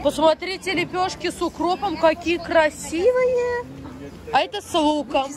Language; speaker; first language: Russian; native; Russian